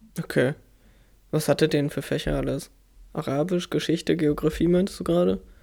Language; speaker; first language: German; native; German